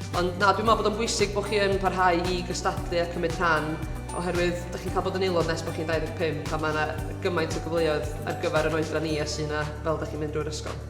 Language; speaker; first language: Welsh; native; Welsh